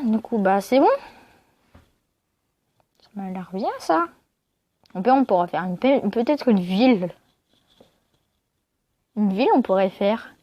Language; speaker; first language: French; native; French